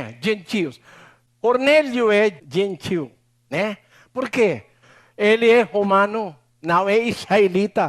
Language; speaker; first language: Portuguese; non-native, learner; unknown